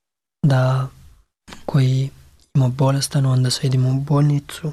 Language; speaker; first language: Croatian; non-native, learner; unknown